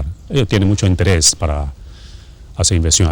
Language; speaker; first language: Spanish; non-native, fluent; Chinese